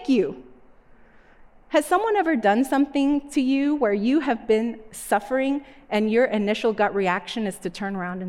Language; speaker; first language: English; native; English